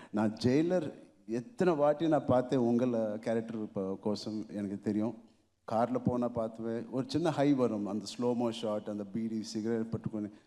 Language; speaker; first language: Tamil; non-native, local second language; Telugu